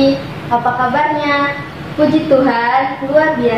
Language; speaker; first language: Indonesian; native; Indonesian